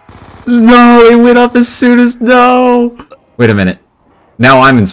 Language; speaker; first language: English; native; English